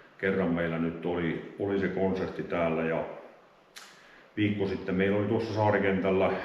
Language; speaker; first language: Finnish; native; Finnish